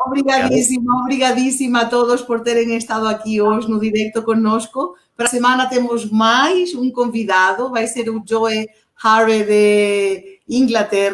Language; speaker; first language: Portuguese; non-native, fluent; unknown